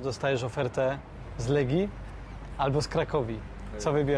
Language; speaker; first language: Polish; native; Polish